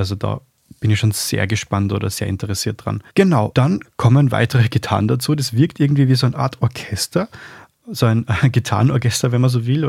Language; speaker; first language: German; native; German